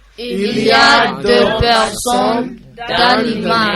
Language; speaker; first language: French; non-native, learner; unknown